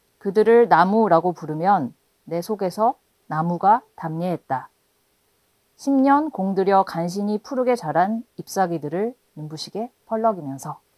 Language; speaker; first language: Korean; native; Korean